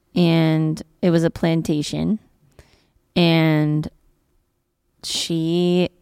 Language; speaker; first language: English; native; English